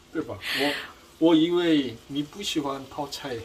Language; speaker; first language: Chinese; non-native, learner; Korean